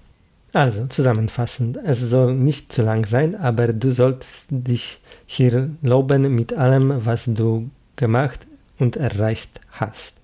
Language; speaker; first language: German; non-native, fluent; Polish